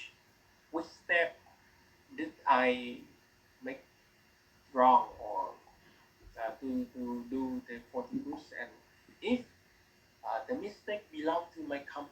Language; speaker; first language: English; non-native, learner; Vietnamese